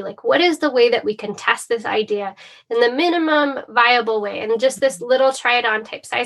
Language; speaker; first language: English; native; English